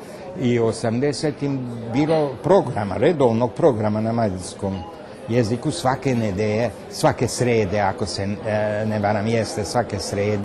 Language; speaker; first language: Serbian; non-native, local second language; Hungarian